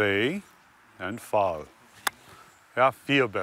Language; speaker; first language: German; native; German